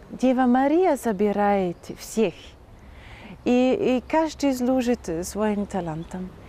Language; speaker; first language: Russian; non-native, fluent; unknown